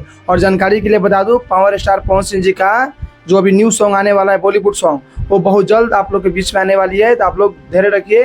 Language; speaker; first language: Hindi; native; Hindi